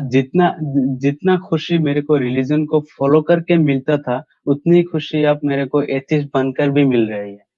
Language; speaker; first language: Hindi; non-native, local second language; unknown